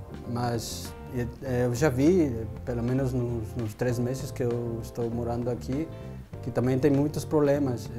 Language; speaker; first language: Portuguese; non-native, fluent; Spanish